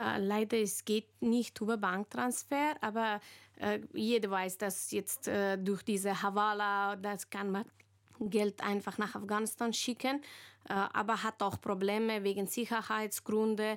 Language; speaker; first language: German; non-native, learner; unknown